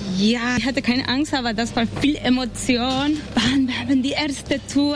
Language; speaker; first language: German; non-native, learner; Spanish